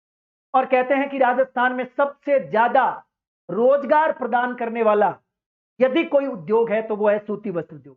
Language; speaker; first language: Hindi; native; Hindi